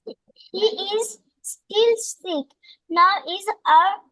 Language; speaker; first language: English; non-native, learner; Bangla